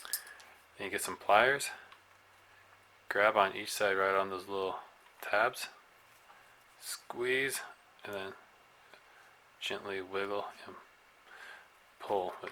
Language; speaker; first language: English; native; English